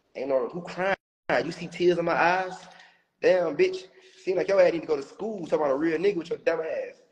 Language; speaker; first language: English; native; English